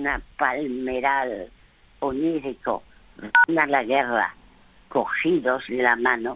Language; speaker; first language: Spanish; early bilingual, other home language; French